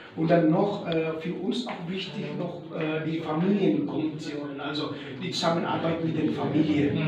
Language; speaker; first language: German; non-native, learner; Indonesian